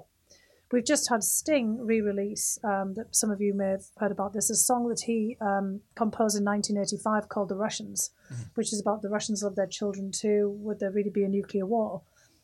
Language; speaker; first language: English; native; English